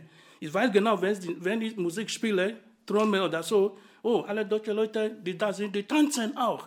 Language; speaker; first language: German; non-native, fluent; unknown